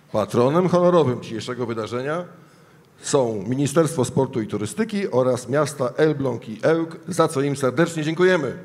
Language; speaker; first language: Polish; native; Polish